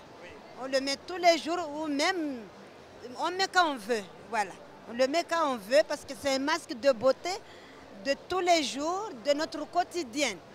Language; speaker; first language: French; non-native, local second language; Comorian